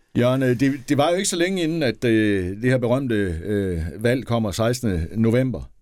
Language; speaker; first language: Danish; native; Danish